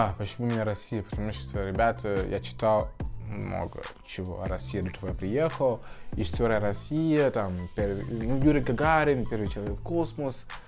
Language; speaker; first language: Russian; non-native, fluent; Tswana